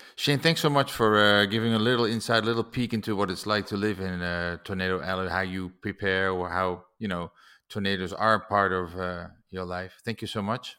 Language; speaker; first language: English; non-native, fluent; Dutch